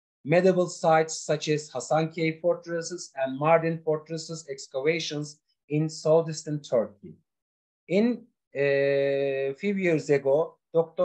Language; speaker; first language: English; non-native, learner; Turkish